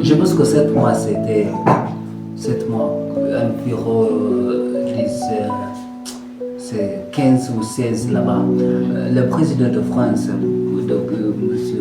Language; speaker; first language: French; non-native, learner; Kalenjin